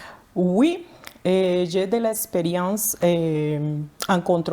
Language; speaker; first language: French; non-native, fluent; Spanish